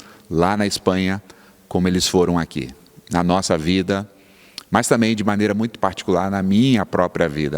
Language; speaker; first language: Portuguese; native; Portuguese